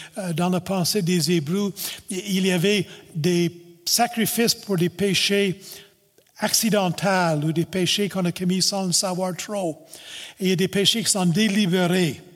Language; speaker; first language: French; non-native, local second language; English